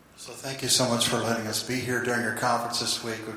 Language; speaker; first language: English; native; English